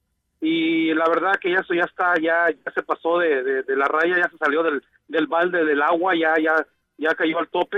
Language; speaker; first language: Spanish; native; Spanish